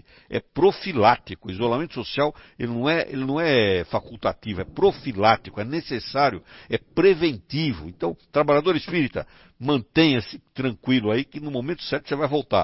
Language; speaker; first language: Portuguese; native; Portuguese